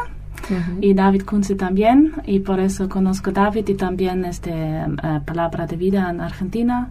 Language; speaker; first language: Spanish; non-native, learner; German